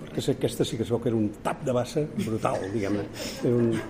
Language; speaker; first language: Catalan; native; Catalan